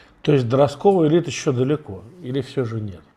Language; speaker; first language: Russian; native; Russian